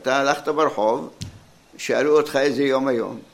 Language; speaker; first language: Hebrew; non-native, fluent; Arabic